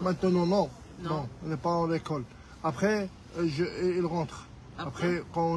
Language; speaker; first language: French; non-native, learner; Arabic